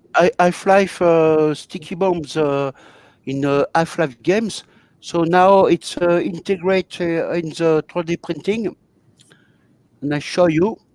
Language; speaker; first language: English; non-native, learner; French